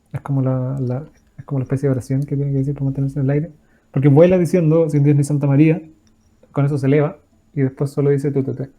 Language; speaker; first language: Spanish; native; Spanish